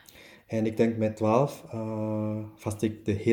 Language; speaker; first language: Dutch; non-native, learner; German